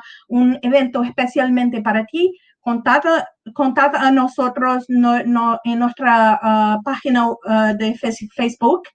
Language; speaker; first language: Spanish; non-native, learner; Portuguese